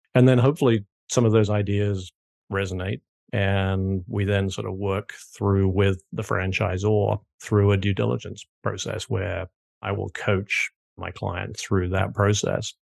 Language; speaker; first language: English; native; English